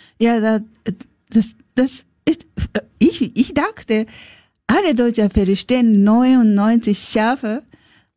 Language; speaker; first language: German; non-native, learner; Japanese